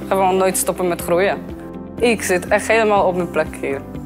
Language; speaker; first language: Dutch; non-native, fluent; Polish